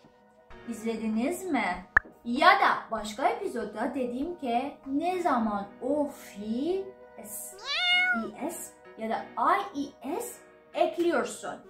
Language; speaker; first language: Turkish; non-native, fluent; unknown